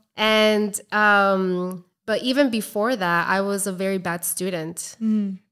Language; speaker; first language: English; native; English